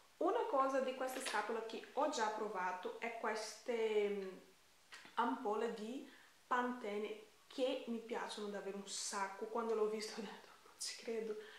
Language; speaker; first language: Italian; non-native, fluent; Portuguese